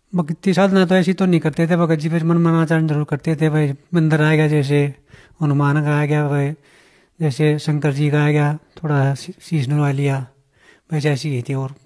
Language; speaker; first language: Hindi; native; Hindi